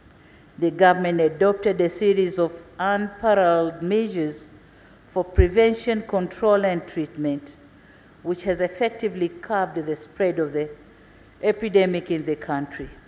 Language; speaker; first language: English; non-native, local second language; Swahili